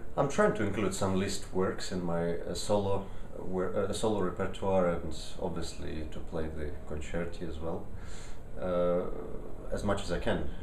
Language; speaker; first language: English; early bilingual, other home language; Ukrainian